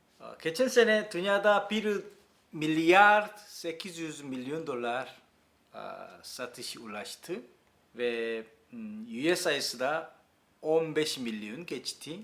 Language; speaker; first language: Turkish; non-native, learner; Korean